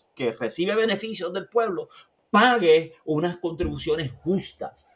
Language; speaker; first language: Spanish; native; Spanish